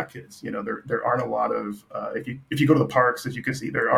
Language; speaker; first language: English; native; English